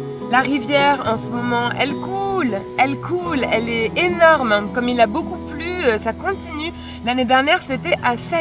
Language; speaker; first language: French; native; French